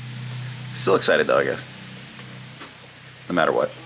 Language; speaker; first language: English; native; English